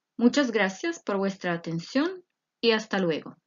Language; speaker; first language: Spanish; non-native, fluent; Croatian